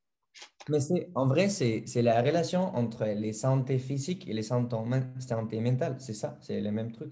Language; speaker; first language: French; non-native, fluent; Spanish